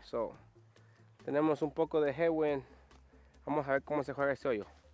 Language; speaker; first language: Spanish; early bilingual, heritage; Spanish